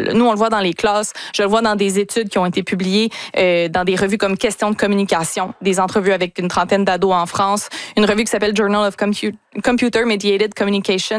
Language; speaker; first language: French; native; French